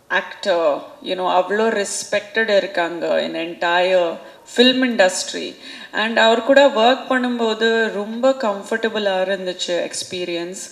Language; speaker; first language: Tamil; non-native, local second language; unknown